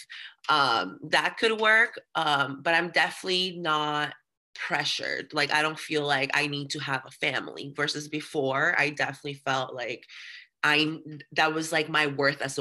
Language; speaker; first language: English; early bilingual, other home language; Spanish